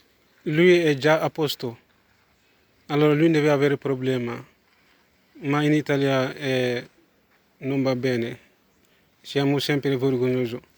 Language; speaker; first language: Italian; non-native, learner; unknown